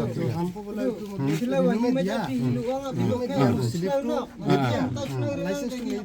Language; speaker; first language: Hindi; non-native, local second language; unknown